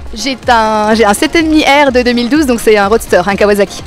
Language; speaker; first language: French; native; French